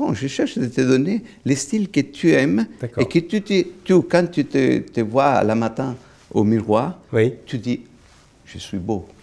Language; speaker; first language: French; non-native, fluent; Italian